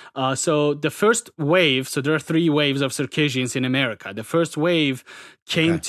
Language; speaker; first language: English; non-native, fluent; Adyghe